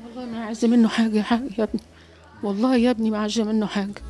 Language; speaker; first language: Arabic; native; Arabic